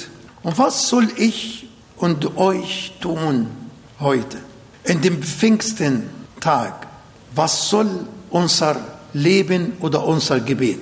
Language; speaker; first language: German; non-native, fluent; Arabic